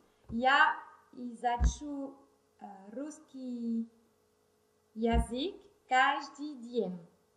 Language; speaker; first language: Russian; non-native, learner; French